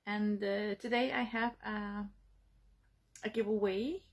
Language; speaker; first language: English; non-native, learner; Danish